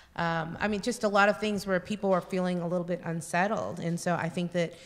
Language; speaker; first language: English; native; English